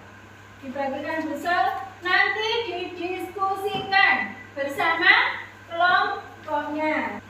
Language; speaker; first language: Indonesian; native; Indonesian